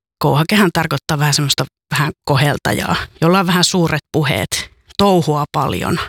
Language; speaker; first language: Finnish; native; Finnish